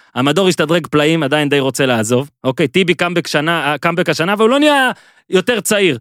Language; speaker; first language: Hebrew; native; Hebrew